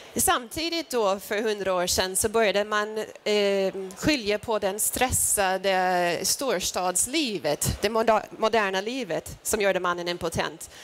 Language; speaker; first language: Swedish; non-native, fluent; English